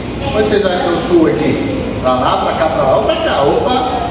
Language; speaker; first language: Portuguese; native; Portuguese